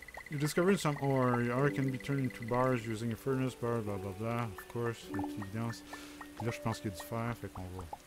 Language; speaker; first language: French; native; French